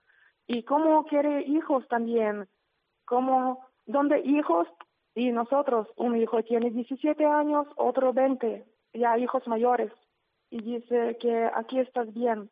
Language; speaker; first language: Spanish; non-native, learner; Ukrainian